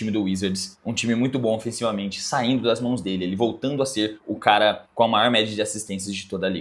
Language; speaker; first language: Portuguese; native; Portuguese